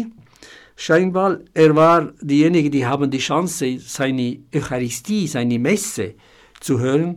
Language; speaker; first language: German; non-native, fluent; Arabic